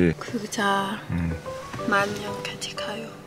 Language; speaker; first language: Korean; non-native, learner; Thai